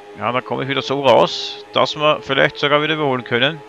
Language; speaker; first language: German; native; German